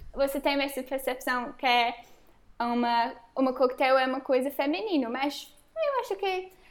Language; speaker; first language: Portuguese; non-native, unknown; English